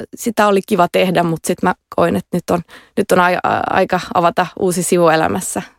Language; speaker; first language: Finnish; non-native, local second language; Russian